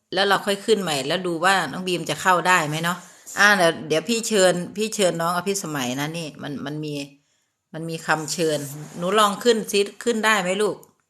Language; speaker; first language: Thai; native; Thai